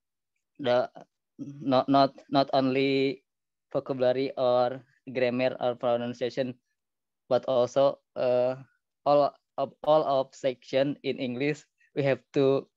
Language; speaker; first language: English; non-native, learner; Indonesian